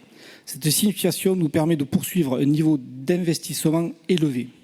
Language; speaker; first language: French; native; French